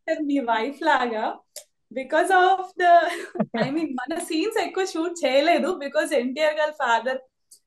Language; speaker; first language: Telugu; native; Telugu